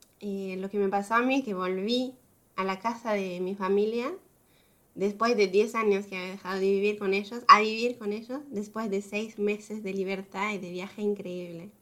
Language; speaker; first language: Spanish; non-native, fluent; French